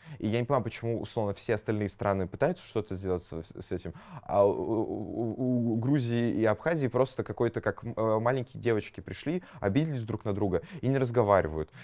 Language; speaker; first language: Russian; native; Russian